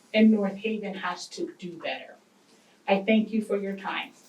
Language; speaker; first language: English; native; English